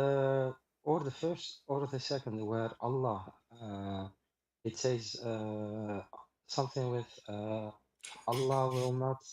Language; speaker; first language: English; non-native, fluent; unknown